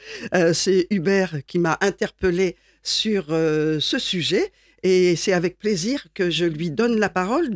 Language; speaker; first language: French; native; French